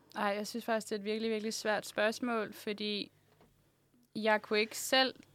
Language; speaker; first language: Danish; native; Danish